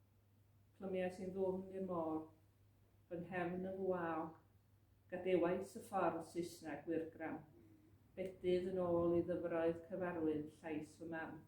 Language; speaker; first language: Welsh; native; Welsh